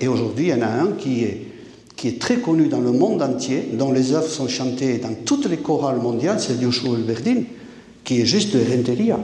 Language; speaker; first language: French; native; French